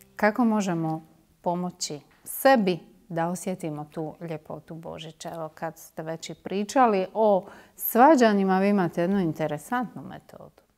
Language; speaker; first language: Croatian; native; Croatian